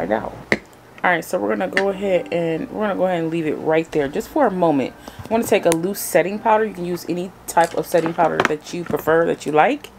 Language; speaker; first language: English; native; English